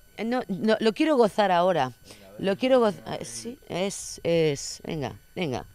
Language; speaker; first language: Spanish; non-native, local second language; Catalan